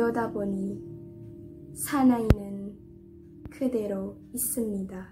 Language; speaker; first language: Korean; non-native, learner; Indonesian